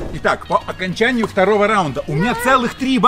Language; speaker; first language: Russian; native; Russian